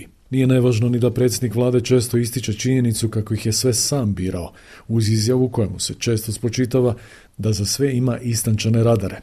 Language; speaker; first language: Croatian; native; Croatian